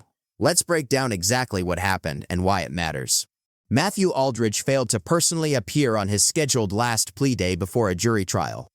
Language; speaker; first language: English; native; English